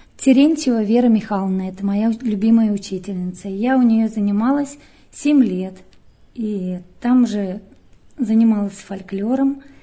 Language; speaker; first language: Russian; native; Russian